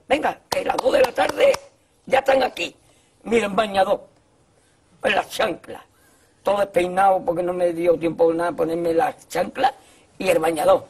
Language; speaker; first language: Spanish; native; Spanish